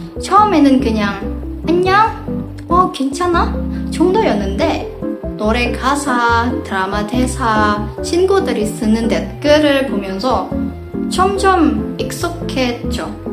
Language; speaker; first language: Korean; non-native, fluent; Indonesian